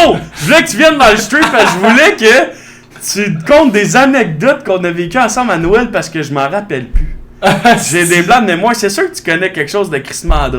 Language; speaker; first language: French; native; French